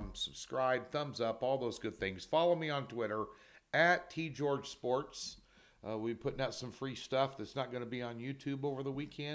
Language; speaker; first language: English; native; English